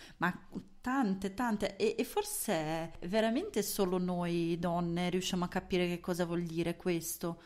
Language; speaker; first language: Italian; native; Italian